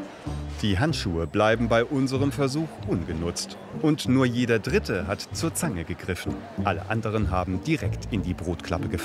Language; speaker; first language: German; native; German